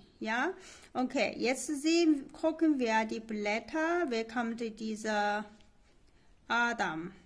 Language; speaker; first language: German; non-native, learner; Chinese